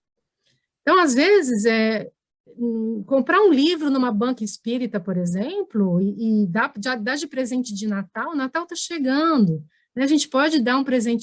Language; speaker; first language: Portuguese; native; Portuguese